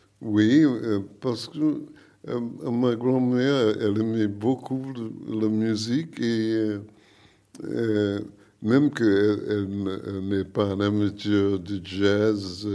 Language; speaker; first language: French; non-native, learner; English